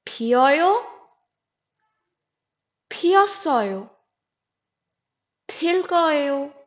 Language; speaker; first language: Korean; non-native, fluent; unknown